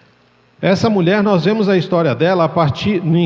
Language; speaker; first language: Portuguese; native; Portuguese